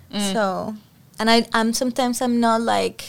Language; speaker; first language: English; non-native, fluent; Spanish